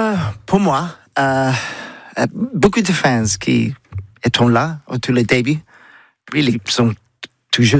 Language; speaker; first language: French; non-native, learner; English